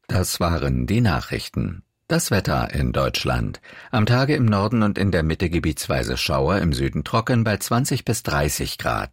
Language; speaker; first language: German; native; German